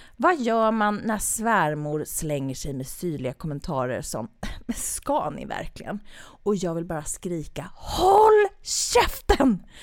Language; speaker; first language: Swedish; native; Swedish